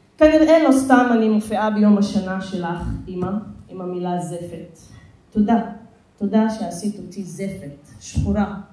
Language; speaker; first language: Hebrew; non-native, local second language; Arabic